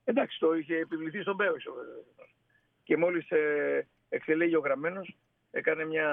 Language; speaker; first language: Greek; native; Greek